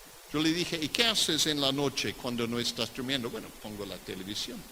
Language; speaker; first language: Spanish; non-native, fluent; English